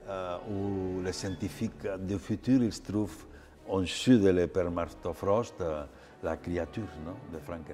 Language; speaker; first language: French; non-native, fluent; Catalan